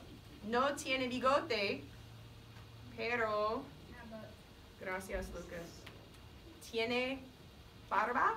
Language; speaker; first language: Spanish; non-native, fluent; English